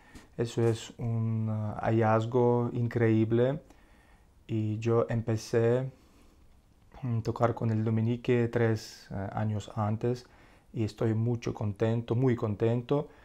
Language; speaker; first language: Spanish; non-native, learner; Russian